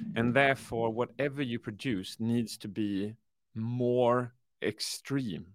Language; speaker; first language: English; early bilingual, other home language; Swedish